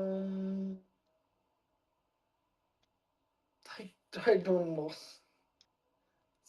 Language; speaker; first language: English; non-native, learner; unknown